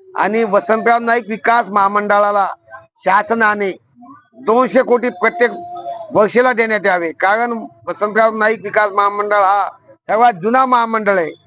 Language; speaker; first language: Marathi; non-native, local second language; Lambadi